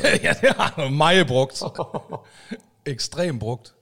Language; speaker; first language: Danish; native; Danish